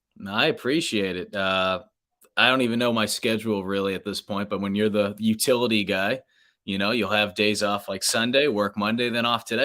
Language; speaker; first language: English; native; English